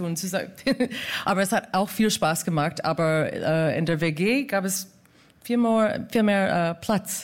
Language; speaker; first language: German; non-native, fluent; English